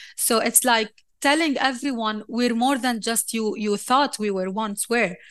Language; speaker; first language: English; non-native, fluent; Arabic